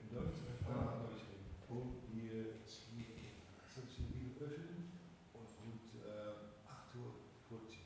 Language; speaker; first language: German; non-native, learner; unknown